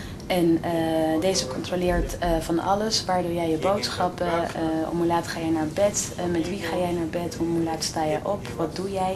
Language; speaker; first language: Dutch; non-native, fluent; Spanish